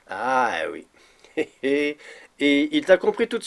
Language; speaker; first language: French; native; French